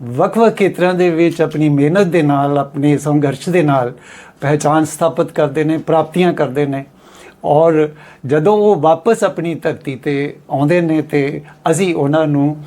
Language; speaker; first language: Punjabi; native; Punjabi